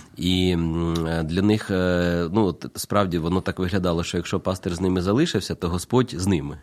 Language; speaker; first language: Ukrainian; native; Ukrainian